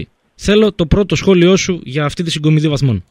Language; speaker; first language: Greek; native; Greek